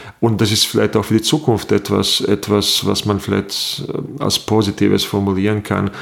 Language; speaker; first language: German; non-native, fluent; Bosnian